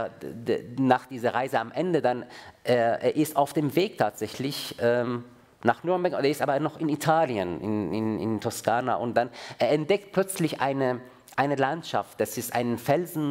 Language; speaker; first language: German; non-native, fluent; Persian